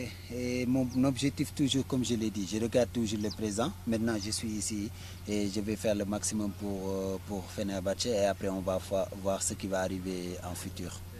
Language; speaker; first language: French; non-native, fluent; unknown